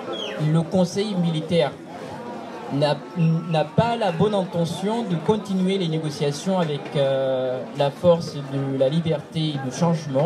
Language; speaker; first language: French; non-native, fluent; Arabic